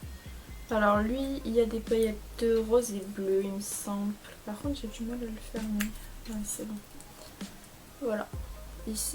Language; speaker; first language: French; native; French